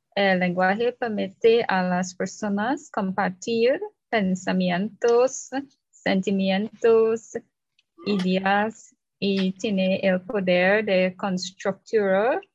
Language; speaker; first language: Spanish; non-native, learner; English